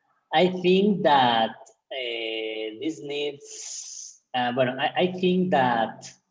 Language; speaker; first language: English; non-native, learner; Spanish